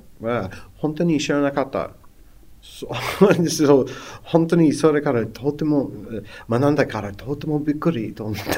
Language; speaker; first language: Japanese; non-native, learner; English